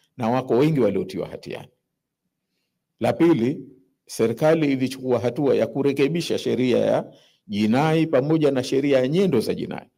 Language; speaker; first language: Swahili; native; Swahili